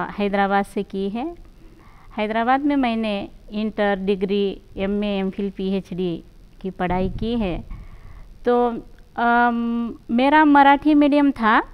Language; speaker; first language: Hindi; non-native, local second language; Marathi